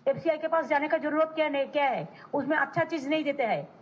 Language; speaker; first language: Hindi; non-native, local second language; Bangla